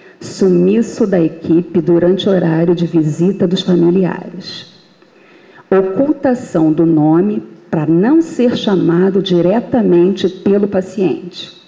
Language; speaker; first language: Portuguese; native; Portuguese